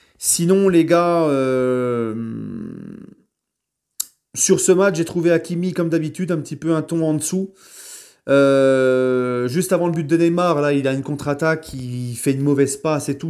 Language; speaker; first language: French; native; French